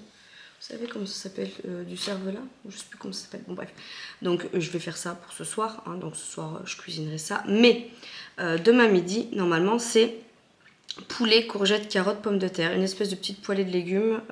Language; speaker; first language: French; native; French